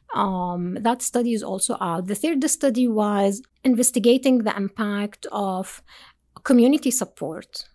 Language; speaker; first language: English; non-native, fluent; Arabic